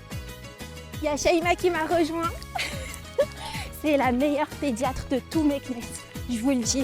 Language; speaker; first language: French; non-native, local second language; Arabic